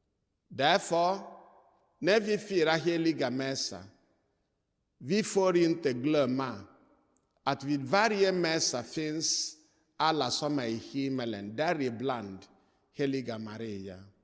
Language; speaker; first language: Swedish; non-native, fluent; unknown